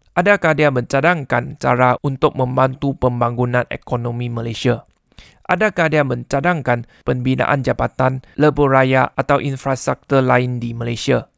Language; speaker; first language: Malay; non-native, local second language; Chinese